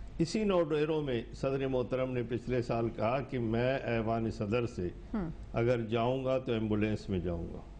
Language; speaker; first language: Urdu; non-native, local second language; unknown